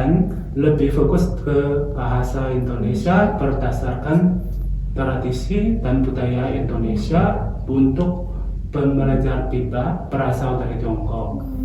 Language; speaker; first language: Indonesian; non-native, fluent; Chinese